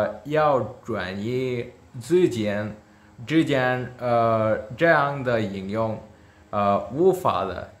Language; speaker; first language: Chinese; non-native, learner; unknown